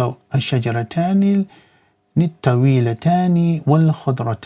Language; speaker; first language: Arabic; non-native, fluent; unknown